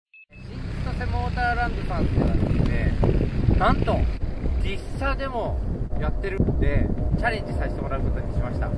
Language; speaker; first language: Japanese; native; Japanese